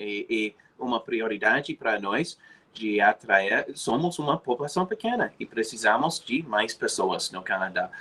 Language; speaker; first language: Portuguese; non-native, fluent; English